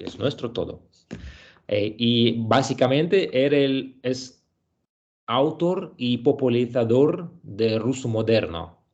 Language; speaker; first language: Spanish; non-native, learner; Russian